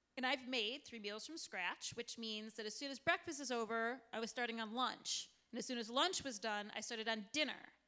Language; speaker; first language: English; native; English